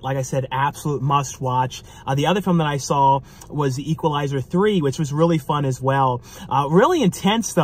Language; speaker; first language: English; native; English